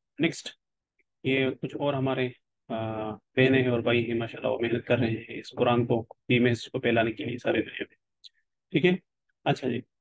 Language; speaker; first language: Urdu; non-native, local second language; Pashto